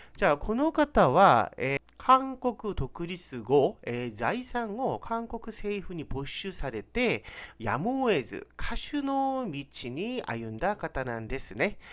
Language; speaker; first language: Japanese; non-native, fluent; Korean